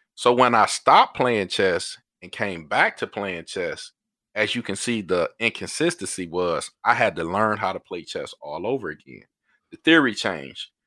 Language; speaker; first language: English; native; English